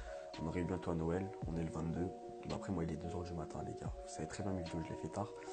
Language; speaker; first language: French; native; French